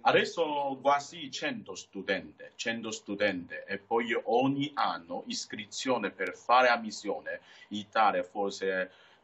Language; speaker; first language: Italian; non-native, learner; Chinese